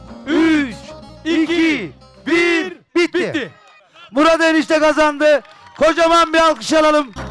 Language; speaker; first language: Turkish; native; Turkish